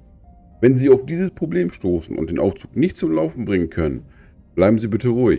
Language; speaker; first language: German; native; German